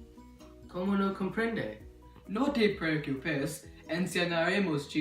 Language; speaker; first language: Spanish; non-native, learner; English